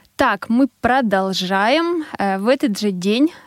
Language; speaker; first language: Russian; native; Russian